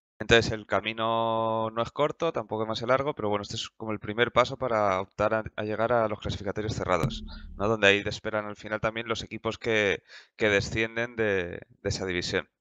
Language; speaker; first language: Spanish; native; Spanish